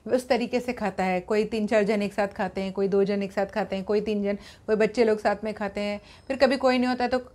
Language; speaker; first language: Hindi; native; Hindi